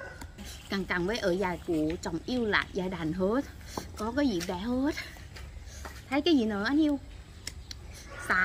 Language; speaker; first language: Vietnamese; non-native, learner; Thai